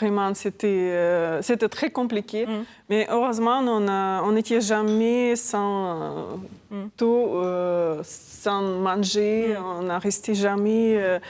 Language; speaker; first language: French; non-native, fluent; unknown